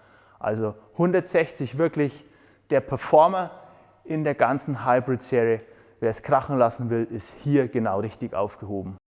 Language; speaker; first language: German; native; German